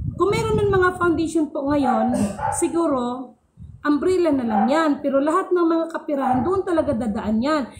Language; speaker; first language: Filipino; non-native, local second language; Cebuano